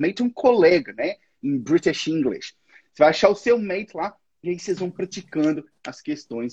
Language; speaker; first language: Portuguese; native; Portuguese